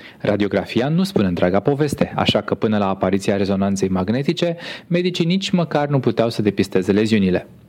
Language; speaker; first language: Romanian; native; Romanian